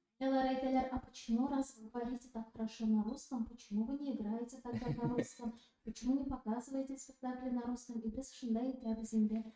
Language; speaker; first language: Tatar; native; Tatar